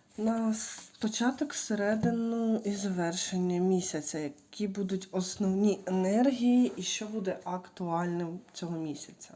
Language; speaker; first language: Ukrainian; non-native, local second language; Russian